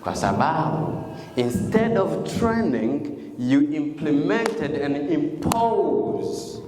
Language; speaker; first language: English; non-native, local second language; Swahili